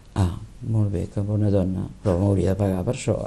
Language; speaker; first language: Catalan; early bilingual, heritage; Catalan